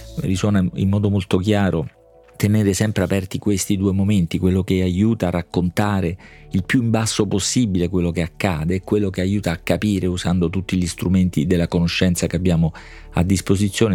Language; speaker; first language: Italian; native; Italian